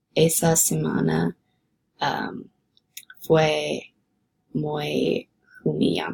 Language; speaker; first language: Spanish; non-native, learner; English